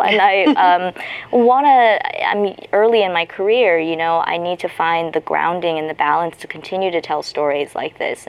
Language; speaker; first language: English; native; English